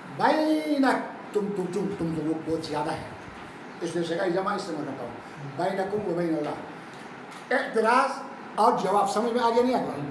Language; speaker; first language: Urdu; non-native, local second language; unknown